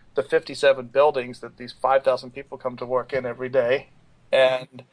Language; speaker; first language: English; native; English